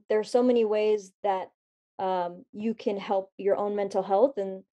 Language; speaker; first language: English; native; English